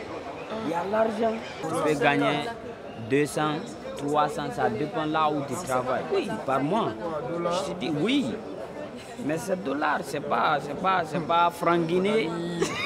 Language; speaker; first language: French; non-native, learner; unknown